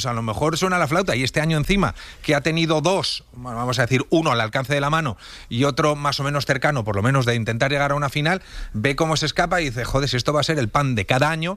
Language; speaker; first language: Spanish; native; Spanish